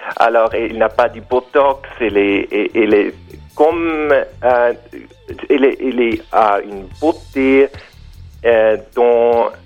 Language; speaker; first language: French; non-native, learner; German